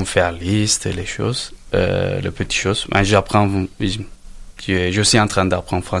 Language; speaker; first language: French; non-native, learner; Turkish